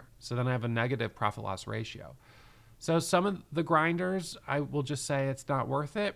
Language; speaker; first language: English; native; English